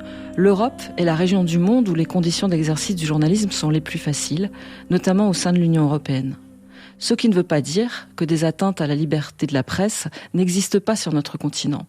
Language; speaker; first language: French; native; French